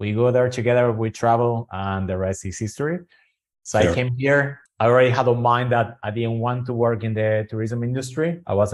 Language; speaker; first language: English; non-native, fluent; Spanish